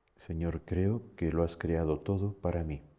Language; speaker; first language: Spanish; native; Spanish